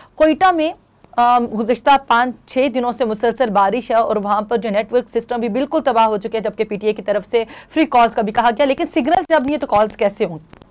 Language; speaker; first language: Urdu; native; Urdu